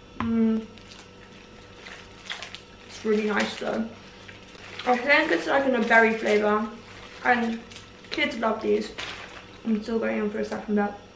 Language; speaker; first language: English; early bilingual, other home language; Persian